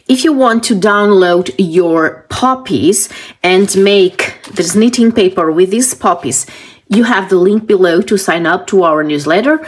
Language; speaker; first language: English; non-native, fluent; Portuguese